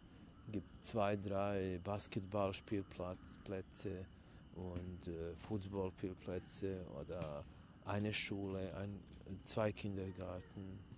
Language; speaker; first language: German; non-native, fluent; Serbian